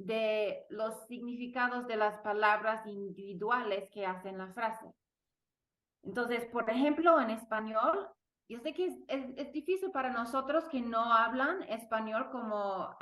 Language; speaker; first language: Spanish; non-native, fluent; English